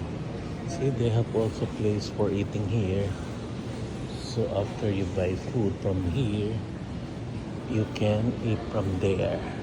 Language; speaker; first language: English; non-native, local second language; Filipino